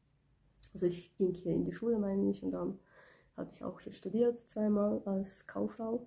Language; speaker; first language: German; early bilingual, other home language; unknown